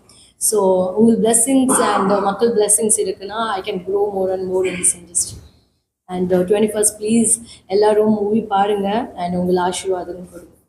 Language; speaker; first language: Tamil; non-native, learner; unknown